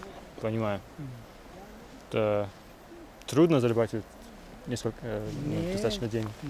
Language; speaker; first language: Russian; non-native, learner; English